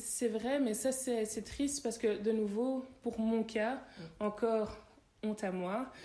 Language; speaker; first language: French; early bilingual, other home language; Lingala